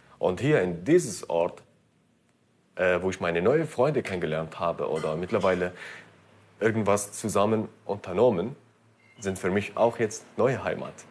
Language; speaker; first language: German; non-native, fluent; Kurdish